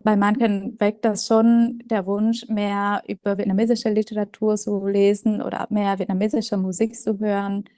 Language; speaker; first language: German; non-native, fluent; Vietnamese